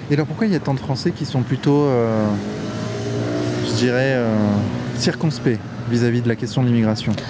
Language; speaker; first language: French; native; French